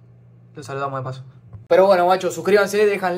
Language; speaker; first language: Spanish; native; Spanish